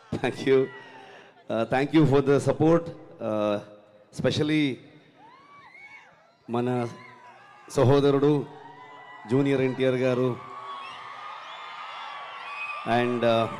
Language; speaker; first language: Telugu; non-native, learner; Kannada